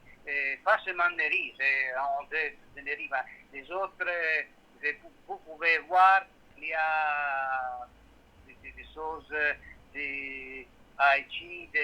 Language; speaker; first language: French; non-native, learner; Italian